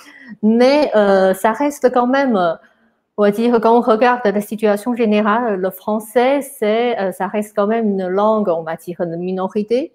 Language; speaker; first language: French; non-native, fluent; Chinese